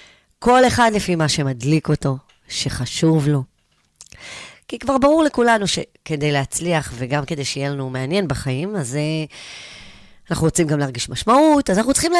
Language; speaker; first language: Hebrew; native; Hebrew